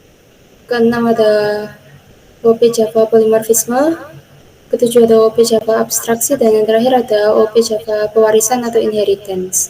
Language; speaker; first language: Indonesian; native; Indonesian